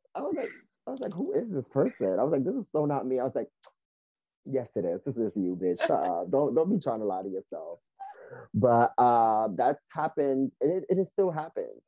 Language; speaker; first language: English; early bilingual, other home language; Spanish